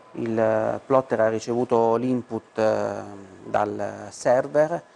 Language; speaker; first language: Italian; native; Italian